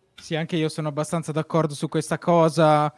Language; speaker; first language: Italian; native; Italian